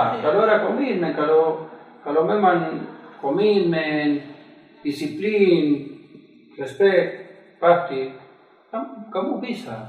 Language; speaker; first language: Indonesian; non-native, fluent; Spanish